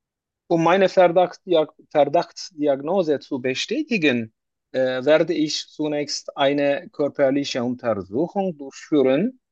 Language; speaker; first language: German; non-native, learner; Turkish